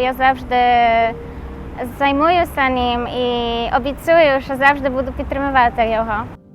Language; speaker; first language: Ukrainian; non-native, learner; Polish